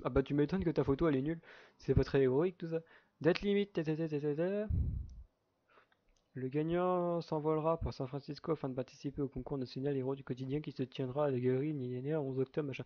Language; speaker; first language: French; native; French